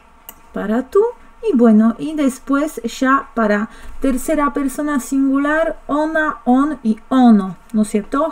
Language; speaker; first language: Spanish; non-native, fluent; Polish